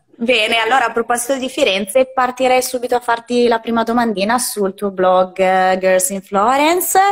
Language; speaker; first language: Italian; native; Italian